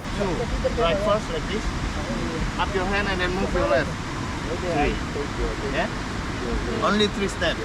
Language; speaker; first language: English; non-native, learner; Indonesian